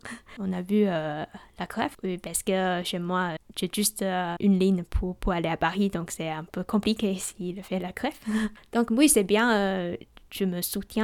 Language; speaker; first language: French; non-native, learner; Chinese